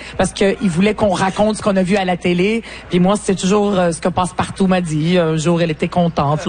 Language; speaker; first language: French; early bilingual, other home language; Arabic